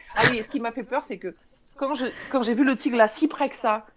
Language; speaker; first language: French; native; French